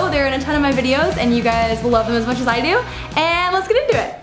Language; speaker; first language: English; native; English